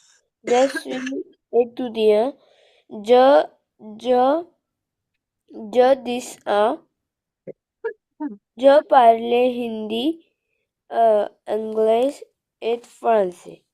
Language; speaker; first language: French; non-native, learner; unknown